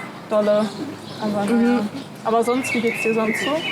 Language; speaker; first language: German; native; German